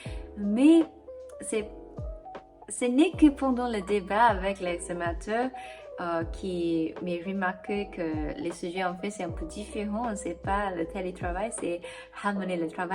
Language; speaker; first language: French; non-native, fluent; English